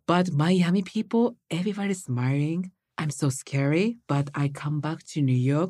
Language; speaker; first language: English; non-native, learner; Japanese